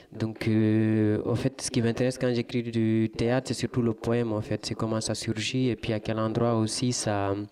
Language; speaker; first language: French; non-native, local second language; Fula